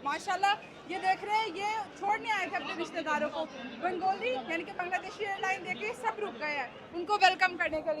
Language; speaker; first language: Hindi; non-native, local second language; Bangla